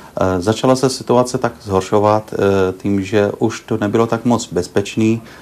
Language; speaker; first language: Czech; early bilingual, heritage; Arabic